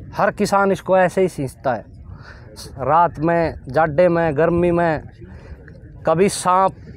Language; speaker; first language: Hindi; native; Hindi